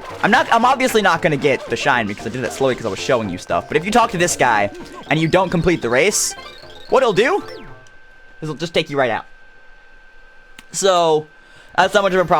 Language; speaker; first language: English; native; English